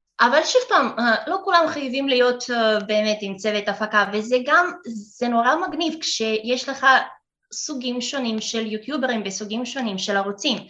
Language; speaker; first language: Hebrew; non-native, fluent; Russian